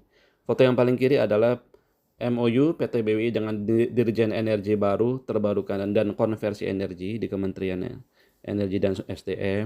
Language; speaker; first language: Indonesian; native; Indonesian